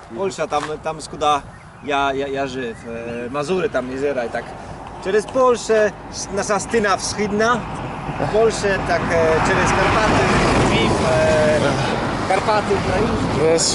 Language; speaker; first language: Polish; non-native, learner; Ukrainian